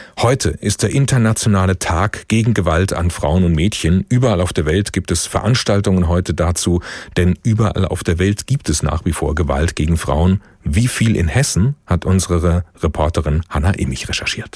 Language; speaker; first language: German; native; German